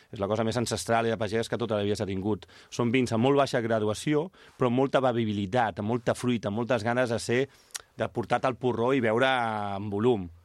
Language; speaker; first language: Catalan; native; Catalan